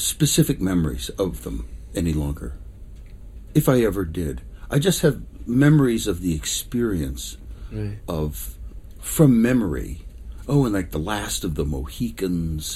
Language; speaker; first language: English; native; English